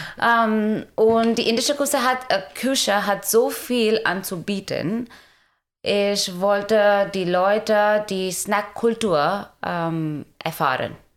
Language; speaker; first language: German; non-native, learner; Hindi